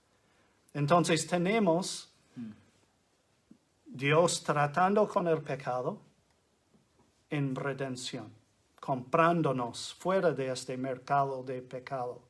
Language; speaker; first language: Spanish; non-native, fluent; English